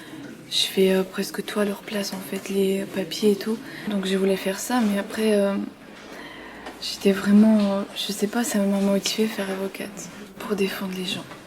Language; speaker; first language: French; early bilingual, other home language; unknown